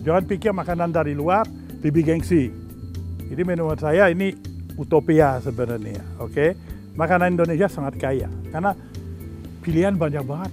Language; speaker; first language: Indonesian; non-native, learner; French